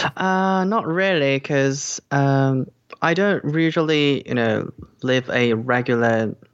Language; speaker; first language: English; non-native, fluent; Korean